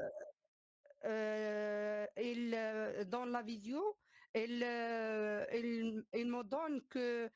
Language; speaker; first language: French; non-native, learner; Arabic